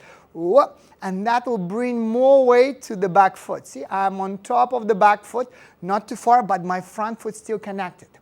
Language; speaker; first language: English; non-native, fluent; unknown